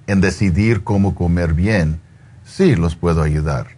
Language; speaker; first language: Spanish; early bilingual, heritage; Spanish